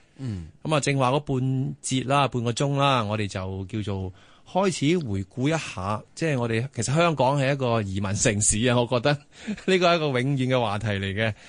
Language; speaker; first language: Cantonese; native; Cantonese